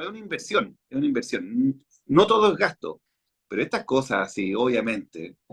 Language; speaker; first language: Spanish; native; Spanish